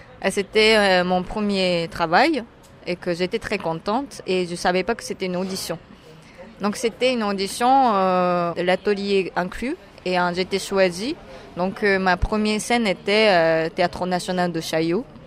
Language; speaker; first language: French; non-native, fluent; Japanese